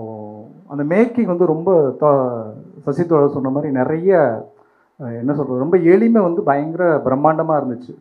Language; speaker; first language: Tamil; native; Tamil